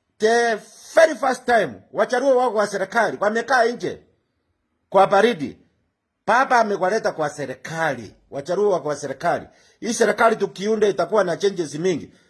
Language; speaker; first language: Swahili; non-native, local second language; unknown